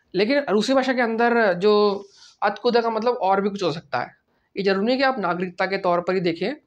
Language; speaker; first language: Hindi; native; Hindi